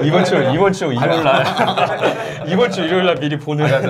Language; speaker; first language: Korean; native; Korean